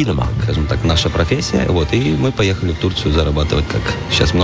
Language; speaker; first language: German; native; German